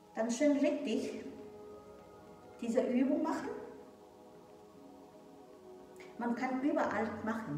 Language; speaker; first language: German; non-native, learner; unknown